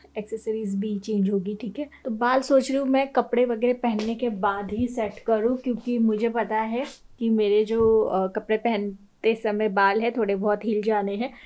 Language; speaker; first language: Hindi; native; Hindi